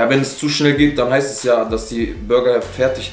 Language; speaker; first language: German; native; German